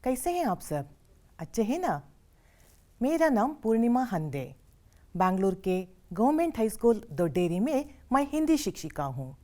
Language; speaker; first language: Hindi; non-native, local second language; Kannada